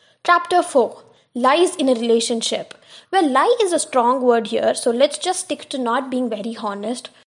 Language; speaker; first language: English; non-native, local second language; Tamil